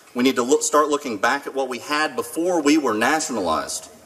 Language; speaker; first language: English; native; English